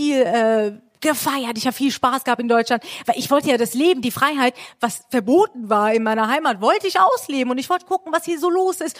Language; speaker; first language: German; early bilingual, other home language; Persian